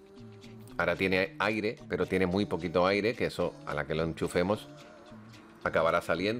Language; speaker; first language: Spanish; native; Spanish